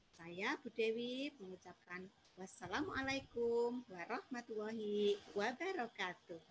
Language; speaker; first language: Indonesian; non-native, local second language; Javanese